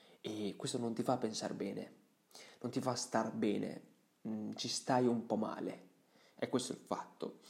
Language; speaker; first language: Italian; early bilingual, other home language; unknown